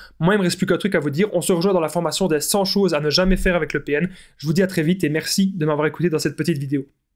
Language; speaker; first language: French; native; French